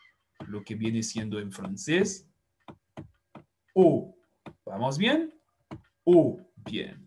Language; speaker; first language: Spanish; non-native, fluent; French